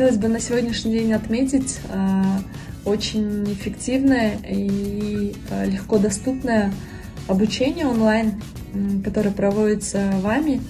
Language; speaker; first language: Russian; native; Russian